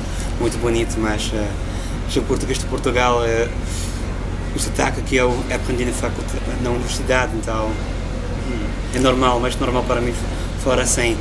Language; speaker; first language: Portuguese; non-native, fluent; English